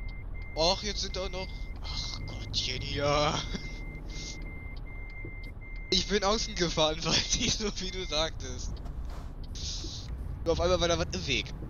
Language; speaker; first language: German; native; German